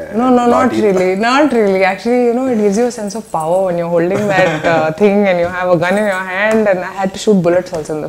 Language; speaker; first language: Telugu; non-native, learner; Hindi